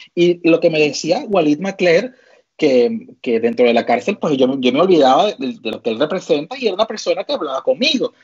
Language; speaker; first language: Spanish; native; Spanish